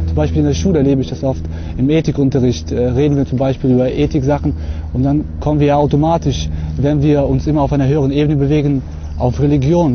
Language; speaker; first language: German; early bilingual, other home language; Russian